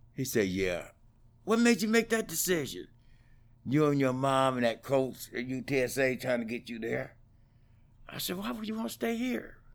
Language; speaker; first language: English; native; English